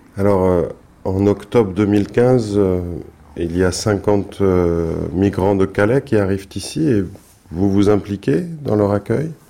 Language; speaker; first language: French; native; French